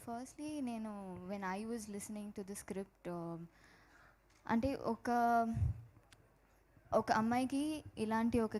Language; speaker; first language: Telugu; non-native, learner; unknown